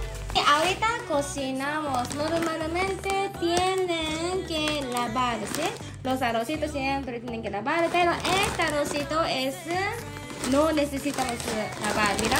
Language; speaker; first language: Spanish; non-native, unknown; Japanese